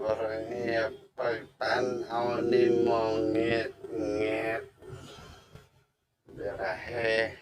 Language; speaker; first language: Cebuano; non-native, local second language; Filipino